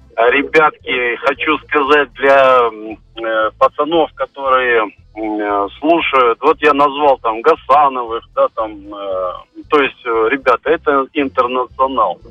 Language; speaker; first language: Russian; native; Russian